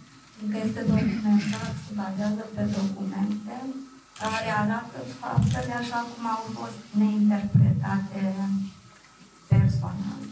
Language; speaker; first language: Romanian; native; Romanian